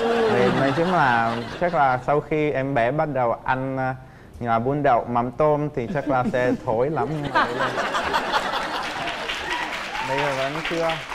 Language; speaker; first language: Vietnamese; non-native, fluent; Czech